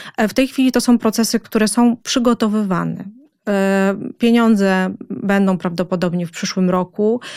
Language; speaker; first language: Polish; native; Polish